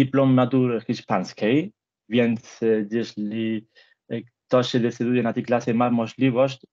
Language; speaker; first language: Polish; non-native, fluent; Spanish